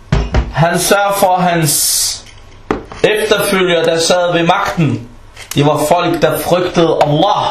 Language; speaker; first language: Danish; non-native, fluent; Arabic